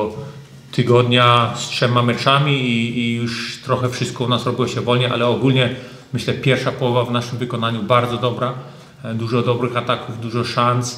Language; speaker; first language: Polish; early bilingual, heritage; German